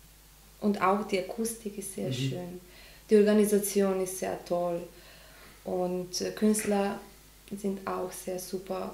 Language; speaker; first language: German; non-native, learner; Macedonian